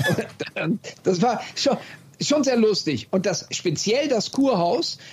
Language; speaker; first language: German; native; German